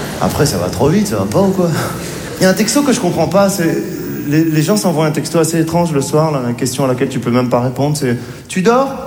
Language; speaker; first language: French; native; French